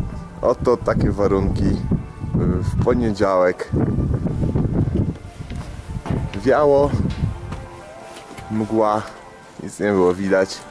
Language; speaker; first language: Polish; native; Polish